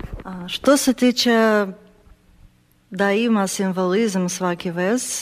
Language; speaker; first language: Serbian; non-native, fluent; Ukrainian